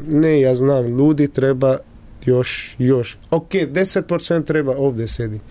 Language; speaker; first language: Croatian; non-native, learner; Arabic